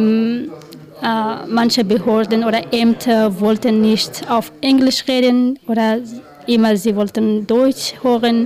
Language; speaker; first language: German; non-native, learner; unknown